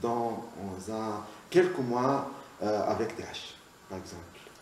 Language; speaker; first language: French; non-native, local second language; Arabic